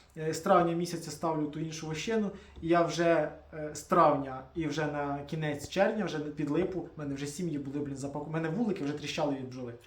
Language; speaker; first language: Ukrainian; native; Ukrainian